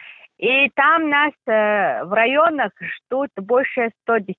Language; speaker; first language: Russian; non-native, fluent; Mongolian